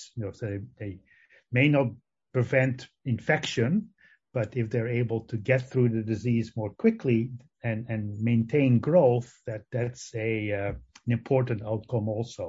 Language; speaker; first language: English; non-native, fluent; Dutch